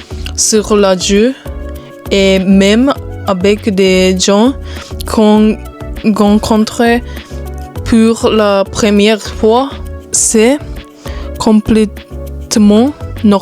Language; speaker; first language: French; non-native, learner; Japanese